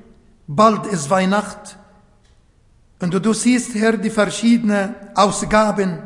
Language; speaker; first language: German; non-native, learner; Arabic